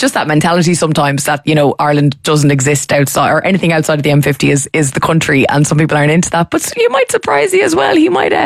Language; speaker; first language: English; native; English